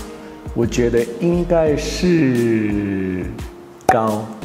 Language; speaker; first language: Chinese; non-native, fluent; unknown